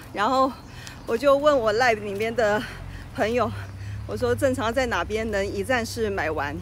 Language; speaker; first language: Chinese; native; Chinese